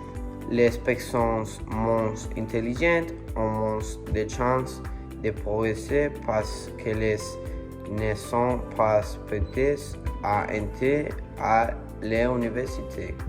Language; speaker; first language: French; non-native, learner; Spanish